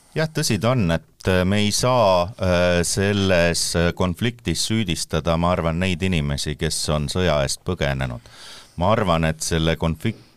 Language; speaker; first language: Estonian; native; Estonian